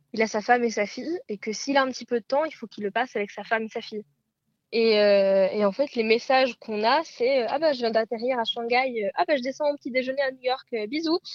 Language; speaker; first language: French; native; French